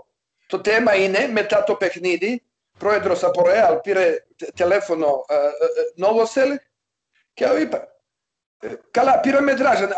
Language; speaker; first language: Greek; non-native, learner; Serbian